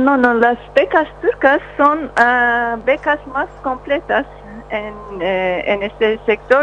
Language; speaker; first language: Spanish; non-native, fluent; Turkish